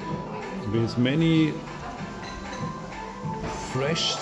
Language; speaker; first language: English; non-native, learner; German